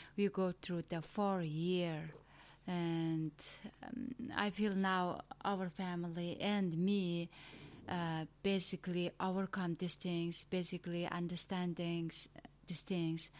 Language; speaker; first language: English; non-native, learner; Mongolian